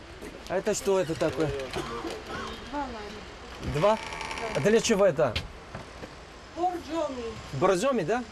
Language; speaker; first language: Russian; non-native, learner; Korean